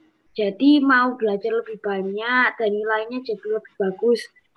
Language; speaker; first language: Indonesian; non-native, local second language; English